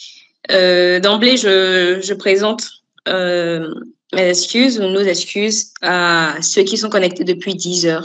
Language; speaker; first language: French; native; French